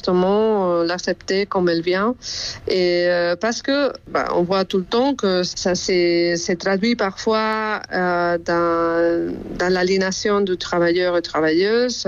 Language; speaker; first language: French; non-native, fluent; Spanish